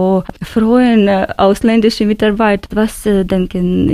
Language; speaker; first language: German; non-native, fluent; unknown